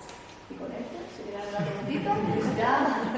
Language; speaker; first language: Spanish; native; Spanish